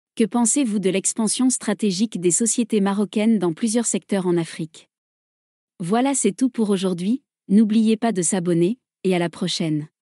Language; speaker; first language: French; non-native, local second language; Arabic